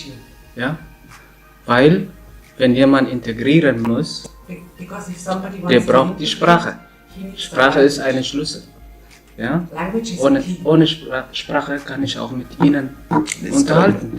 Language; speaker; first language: German; non-native, learner; Tigrinya